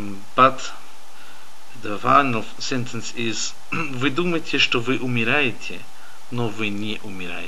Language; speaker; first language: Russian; non-native, fluent; English